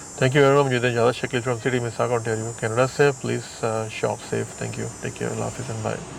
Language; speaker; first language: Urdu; native; Urdu